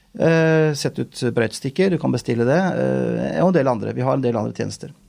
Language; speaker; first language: Norwegian; native; Norwegian